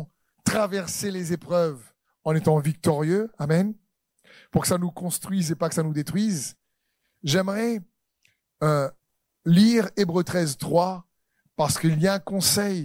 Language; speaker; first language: French; native; French